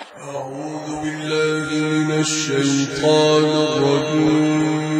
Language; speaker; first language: Arabic; native; Arabic